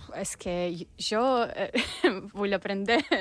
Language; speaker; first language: Catalan; non-native, learner; Russian